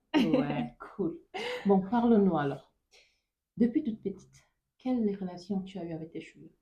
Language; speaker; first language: French; non-native, local second language; Lingala